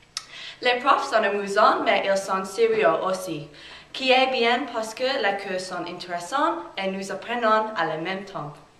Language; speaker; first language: French; non-native, learner; English